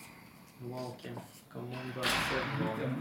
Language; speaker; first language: Russian; native; Russian